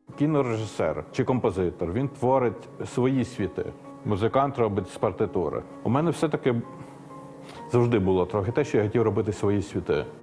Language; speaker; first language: Ukrainian; early bilingual, heritage; Finnish